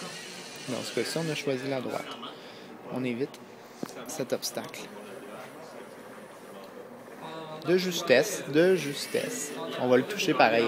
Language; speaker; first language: French; native; French